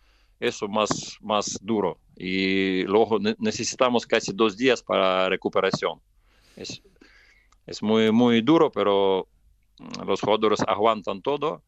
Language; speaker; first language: Spanish; non-native, fluent; Russian